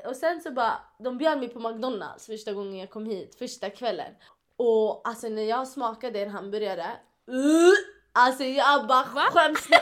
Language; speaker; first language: Swedish; early bilingual, other home language; Kurdish